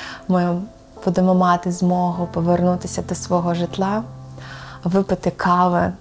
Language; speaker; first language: Ukrainian; native; Ukrainian